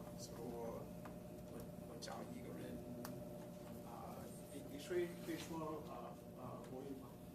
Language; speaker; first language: Chinese; non-native, learner; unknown